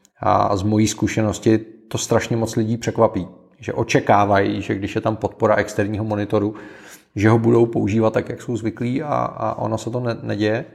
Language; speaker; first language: Czech; native; Czech